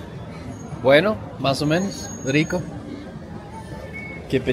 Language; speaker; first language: Spanish; non-native, learner; Swedish